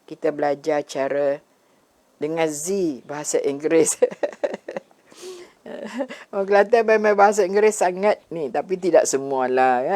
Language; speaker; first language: Malay; native; Malay